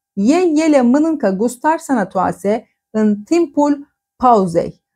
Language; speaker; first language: Romanian; non-native, fluent; Turkish